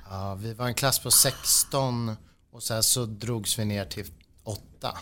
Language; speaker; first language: Swedish; native; Swedish